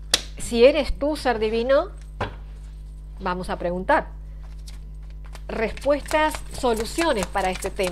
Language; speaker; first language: Spanish; native; Spanish